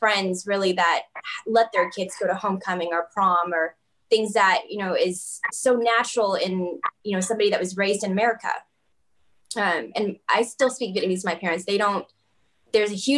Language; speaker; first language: English; native; English